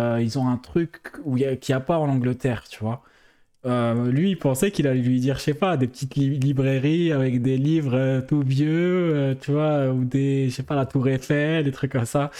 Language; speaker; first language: French; non-native, local second language; Arabic